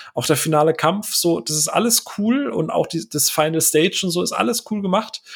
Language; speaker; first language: German; native; German